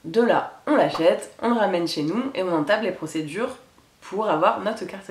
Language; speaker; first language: French; native; French